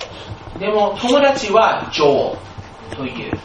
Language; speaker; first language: Japanese; non-native, fluent; English